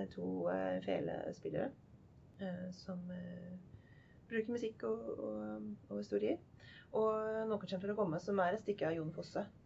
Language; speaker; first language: Norwegian; non-native, fluent; English